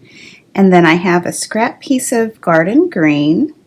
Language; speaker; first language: English; native; English